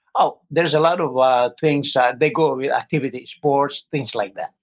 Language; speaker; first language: English; non-native, local second language; Filipino